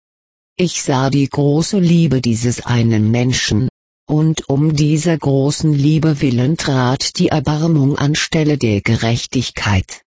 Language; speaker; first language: German; native; German